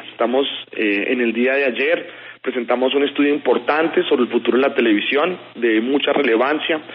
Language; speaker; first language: Spanish; native; Spanish